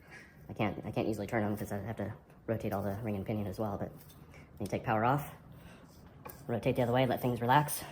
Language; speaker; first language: English; native; English